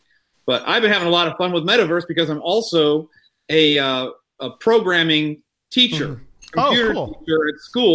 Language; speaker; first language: English; native; English